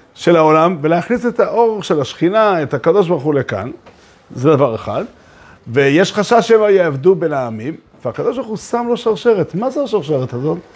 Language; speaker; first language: Hebrew; native; Hebrew